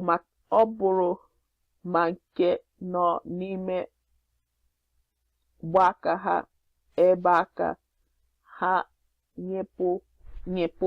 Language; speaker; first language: Igbo; non-native, learner; English